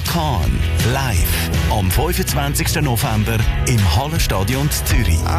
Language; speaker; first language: German; native; German